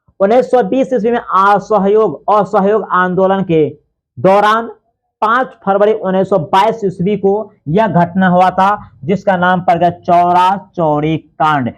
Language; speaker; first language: Hindi; native; Hindi